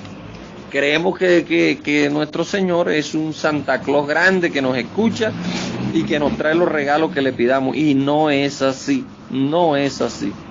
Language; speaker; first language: Spanish; native; Spanish